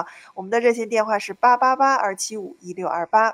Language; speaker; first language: Chinese; native; Chinese